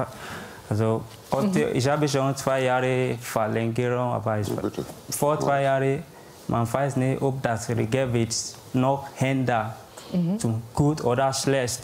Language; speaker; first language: German; non-native, learner; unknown